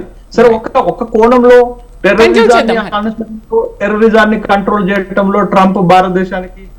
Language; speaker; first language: Telugu; native; Telugu